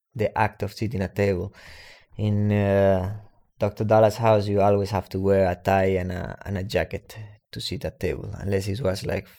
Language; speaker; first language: English; non-native, fluent; Spanish